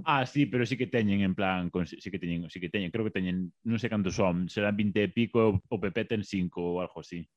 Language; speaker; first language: Galician; non-native, local second language; Spanish